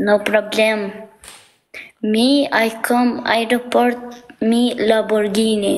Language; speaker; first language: English; non-native, learner; Albanian